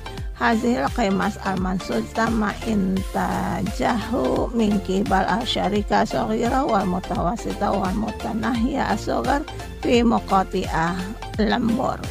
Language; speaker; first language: Arabic; non-native, learner; Indonesian